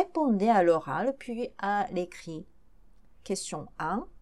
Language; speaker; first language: French; non-native, fluent; Japanese